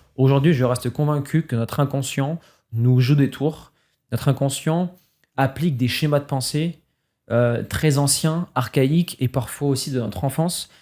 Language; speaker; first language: French; native; French